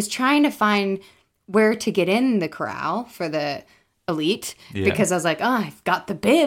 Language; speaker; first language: English; native; English